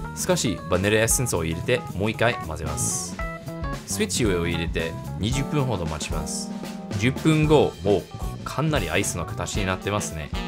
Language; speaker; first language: Japanese; non-native, fluent; English